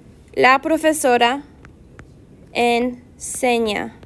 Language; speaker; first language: Spanish; non-native, fluent; English